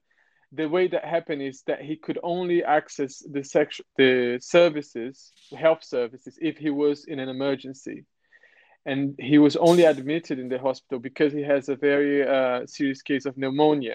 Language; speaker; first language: English; non-native, fluent; Portuguese